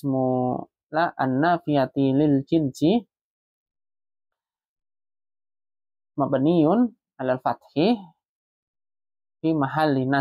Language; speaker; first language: Arabic; non-native, fluent; Indonesian